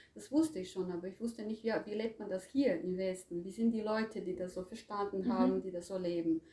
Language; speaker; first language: German; non-native, fluent; Croatian